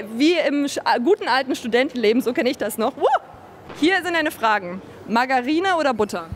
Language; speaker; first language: German; native; German